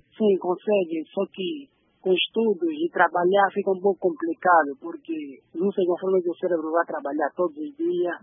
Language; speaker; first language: Portuguese; native; Portuguese